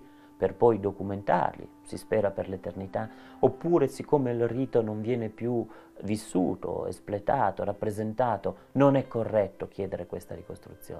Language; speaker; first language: Italian; native; Italian